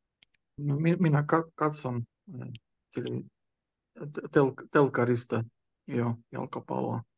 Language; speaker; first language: Finnish; non-native, learner; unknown